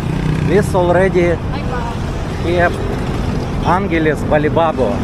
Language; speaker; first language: English; non-native, learner; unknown